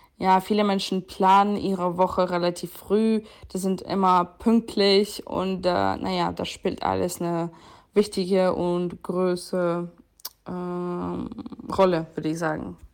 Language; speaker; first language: German; non-native, fluent; Ukrainian